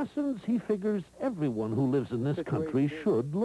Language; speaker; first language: English; native; English